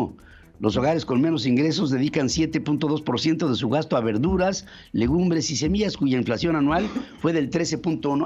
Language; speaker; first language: Spanish; native; Spanish